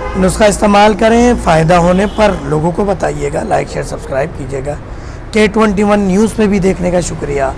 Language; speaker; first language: Urdu; non-native, local second language; Punjabi